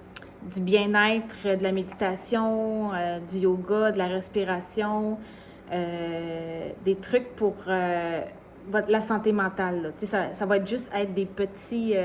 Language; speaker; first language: French; native; French